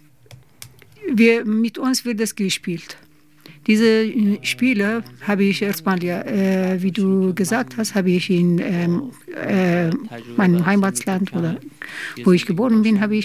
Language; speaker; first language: German; non-native, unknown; Persian